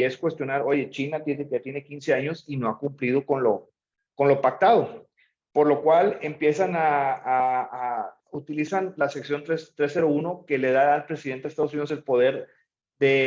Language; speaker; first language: Spanish; native; Spanish